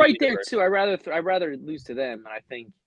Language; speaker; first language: English; native; English